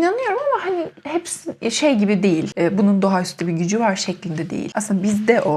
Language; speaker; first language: Turkish; native; Turkish